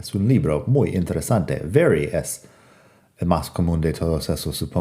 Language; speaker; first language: Spanish; non-native, fluent; English